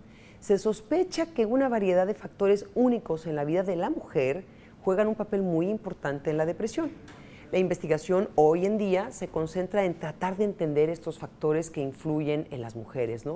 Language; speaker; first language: Spanish; native; Spanish